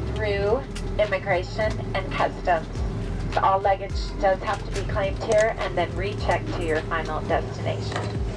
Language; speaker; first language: English; non-native, fluent; Portuguese